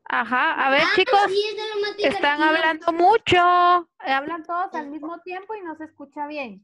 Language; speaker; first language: Spanish; native; Spanish